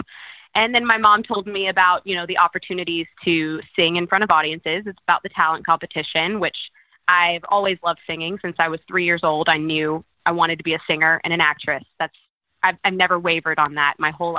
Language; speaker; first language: English; native; English